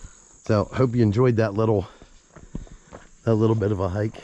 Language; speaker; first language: English; native; English